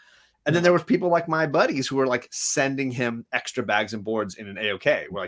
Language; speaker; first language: English; native; English